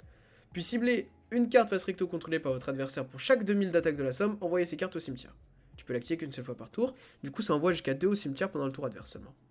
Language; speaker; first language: French; native; French